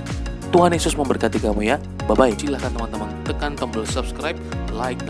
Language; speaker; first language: Indonesian; native; Indonesian